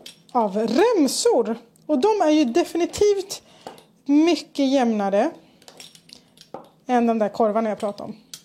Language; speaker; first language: Swedish; native; Swedish